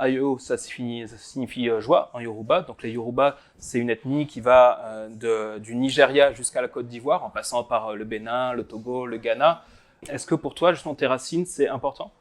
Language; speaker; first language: French; native; French